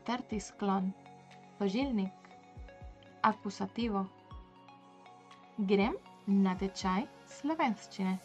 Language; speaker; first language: Slovenian; non-native, learner; Spanish